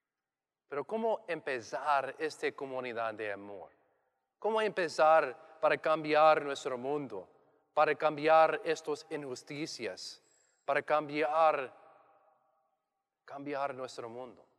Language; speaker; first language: Spanish; non-native, learner; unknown